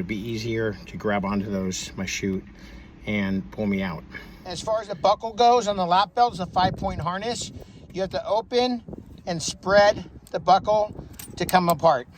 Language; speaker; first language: English; native; English